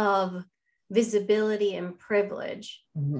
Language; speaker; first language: English; non-native, fluent; Spanish